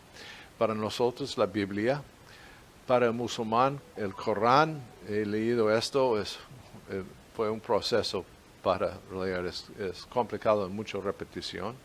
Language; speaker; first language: Spanish; non-native, fluent; English